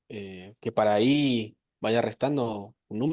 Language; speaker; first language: Spanish; native; Spanish